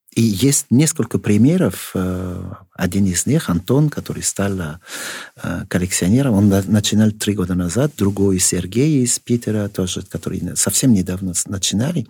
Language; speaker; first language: Russian; non-native, fluent; French